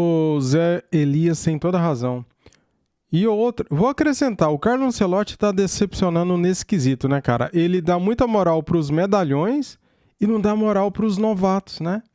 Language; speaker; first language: Portuguese; native; Portuguese